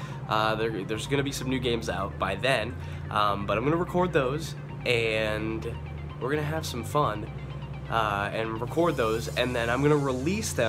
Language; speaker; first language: English; native; English